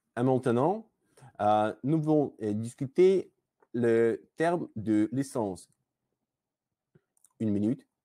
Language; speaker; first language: French; non-native, learner; Russian